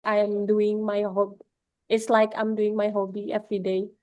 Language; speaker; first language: English; non-native, learner; Indonesian